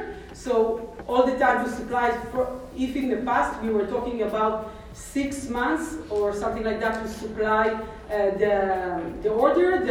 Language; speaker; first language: English; non-native, fluent; Hebrew